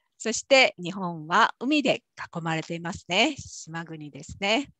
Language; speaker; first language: Japanese; native; Japanese